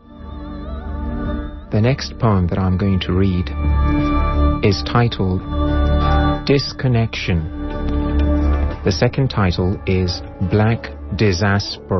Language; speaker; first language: English; non-native, local second language; Ganda